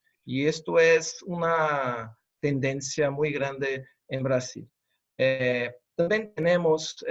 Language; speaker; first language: Spanish; non-native, fluent; Portuguese